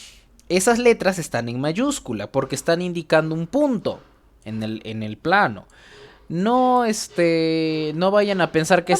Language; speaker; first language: Spanish; native; Spanish